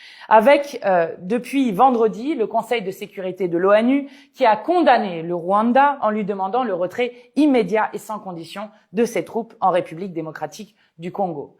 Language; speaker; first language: French; native; French